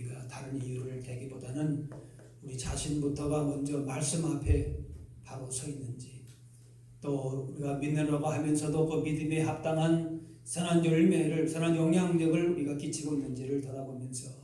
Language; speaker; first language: Korean; native; Korean